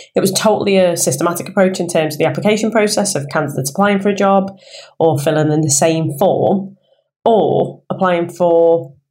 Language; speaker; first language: English; native; English